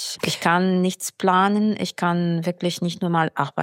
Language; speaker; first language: German; non-native, fluent; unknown